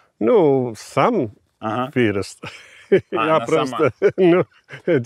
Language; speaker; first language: Russian; non-native, fluent; English